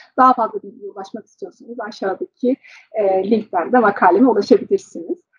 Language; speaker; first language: Turkish; early bilingual, heritage; Turkish